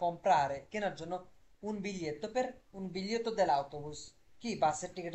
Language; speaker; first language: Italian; non-native, fluent; Bangla